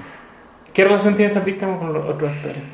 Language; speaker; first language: Spanish; native; Spanish